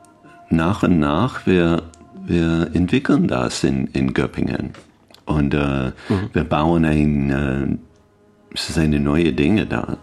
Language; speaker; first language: German; non-native, learner; English